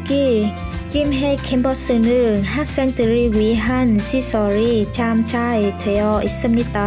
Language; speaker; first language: Korean; non-native, learner; Vietnamese